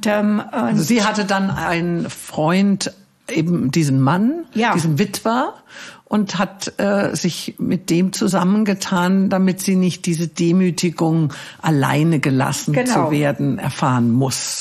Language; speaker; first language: German; native; German